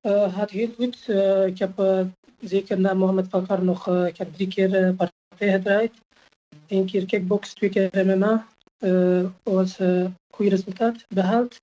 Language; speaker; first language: Dutch; non-native, fluent; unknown